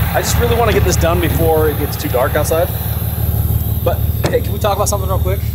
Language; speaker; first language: English; native; English